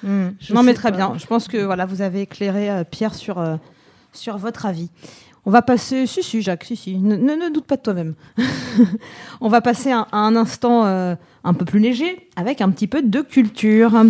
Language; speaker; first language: French; native; French